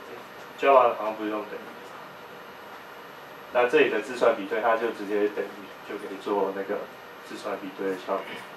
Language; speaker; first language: Chinese; native; Chinese